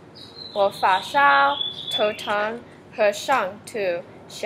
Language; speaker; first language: Chinese; non-native, learner; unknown